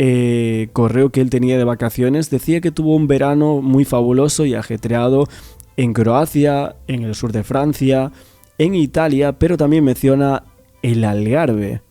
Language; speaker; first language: Spanish; native; Spanish